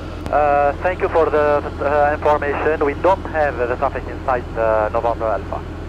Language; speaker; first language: English; non-native, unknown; French